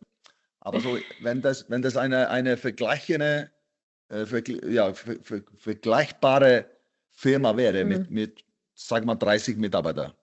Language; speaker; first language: German; non-native, fluent; Icelandic